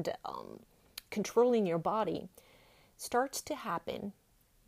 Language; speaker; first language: English; non-native, fluent; French